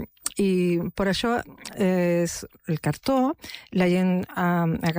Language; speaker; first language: Catalan; non-native, local second language; Spanish